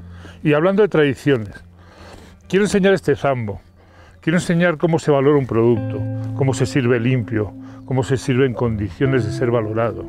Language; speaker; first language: Spanish; native; Spanish